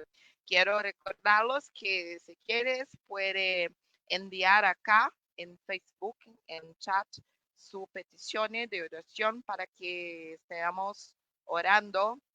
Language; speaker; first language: Spanish; non-native, fluent; Portuguese